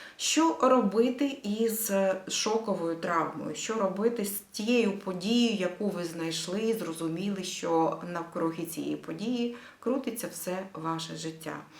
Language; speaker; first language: Ukrainian; native; Ukrainian